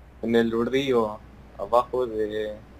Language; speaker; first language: Spanish; early bilingual, heritage; Spanish